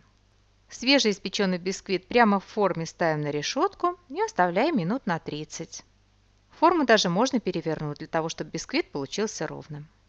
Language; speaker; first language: Russian; native; Russian